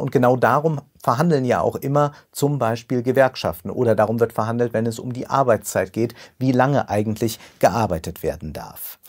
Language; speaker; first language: German; native; German